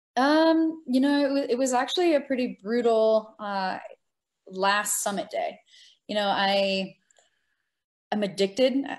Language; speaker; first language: English; native; English